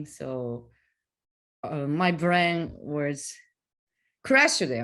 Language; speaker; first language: English; non-native, learner; Japanese